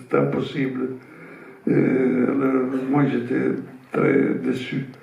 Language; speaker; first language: French; non-native, fluent; Italian